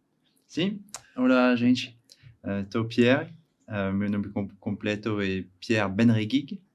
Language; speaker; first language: Portuguese; non-native, learner; French